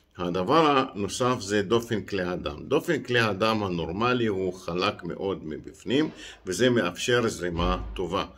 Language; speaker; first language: Hebrew; non-native, local second language; Arabic